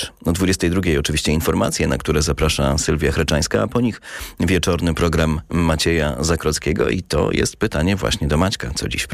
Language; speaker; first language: Polish; native; Polish